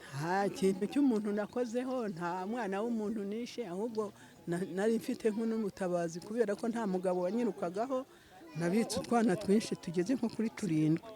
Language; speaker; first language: Kinyarwanda; native; Kinyarwanda